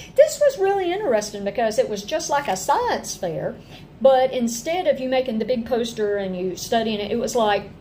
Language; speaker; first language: English; native; English